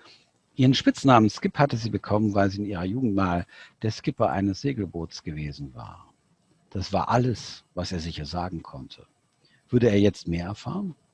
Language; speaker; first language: German; native; German